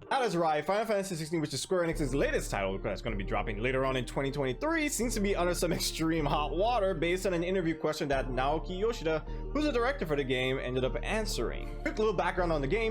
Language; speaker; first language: English; native; English